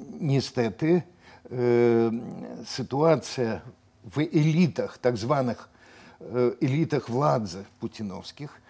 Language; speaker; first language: Polish; non-native, fluent; Russian